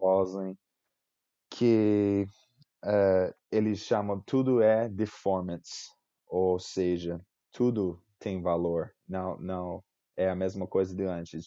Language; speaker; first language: Portuguese; non-native, fluent; English